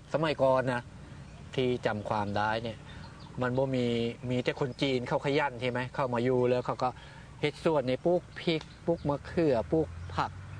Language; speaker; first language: Thai; non-native, local second language; Lao